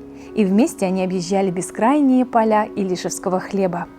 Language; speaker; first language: Russian; native; Russian